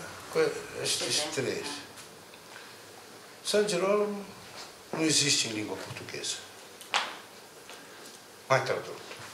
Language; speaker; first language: Italian; non-native, learner; Portuguese